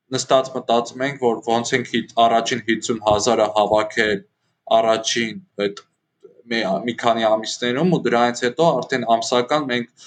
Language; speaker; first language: Armenian; native; Armenian